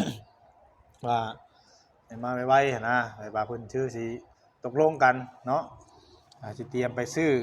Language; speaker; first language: Thai; non-native, local second language; Lao